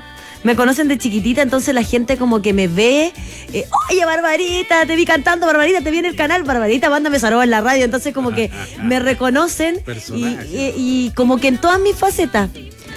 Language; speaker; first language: Spanish; native; Spanish